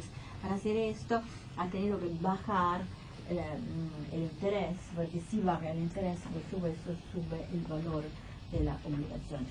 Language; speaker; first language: Spanish; non-native, fluent; Italian